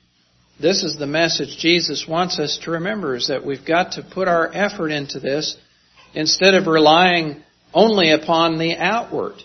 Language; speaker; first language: English; native; English